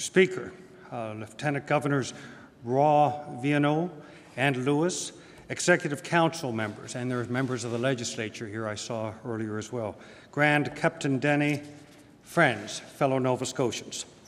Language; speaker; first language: English; native; English